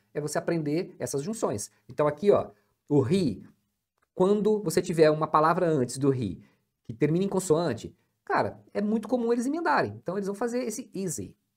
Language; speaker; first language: Portuguese; native; Portuguese